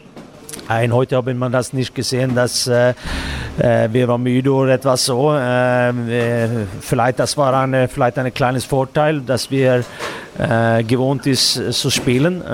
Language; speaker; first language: German; non-native, learner; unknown